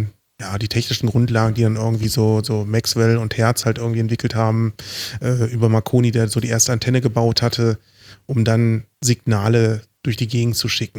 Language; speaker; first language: German; native; German